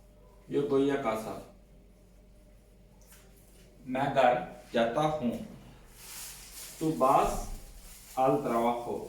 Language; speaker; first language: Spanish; non-native, learner; Urdu